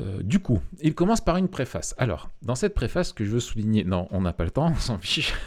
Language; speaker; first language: French; native; French